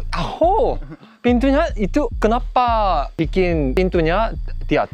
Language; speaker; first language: Indonesian; non-native, fluent; Korean